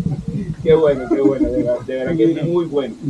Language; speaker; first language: Spanish; native; Spanish